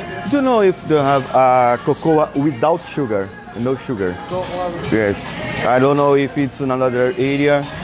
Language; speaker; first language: English; non-native, learner; Portuguese